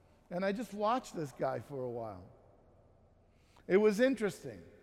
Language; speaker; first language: English; native; English